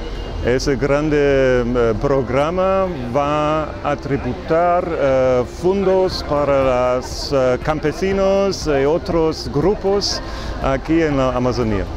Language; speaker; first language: Spanish; non-native, fluent; German